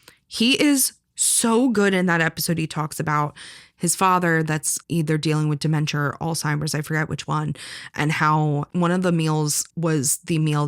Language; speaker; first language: English; native; English